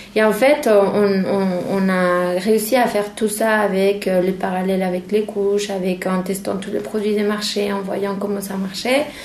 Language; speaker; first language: French; non-native, fluent; Spanish